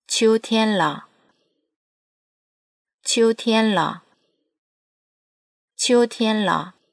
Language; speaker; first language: Chinese; non-native, fluent; Korean